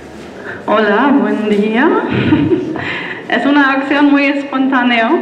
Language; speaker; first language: Spanish; non-native, fluent; German